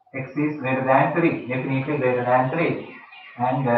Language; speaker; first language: English; non-native, local second language; Sinhala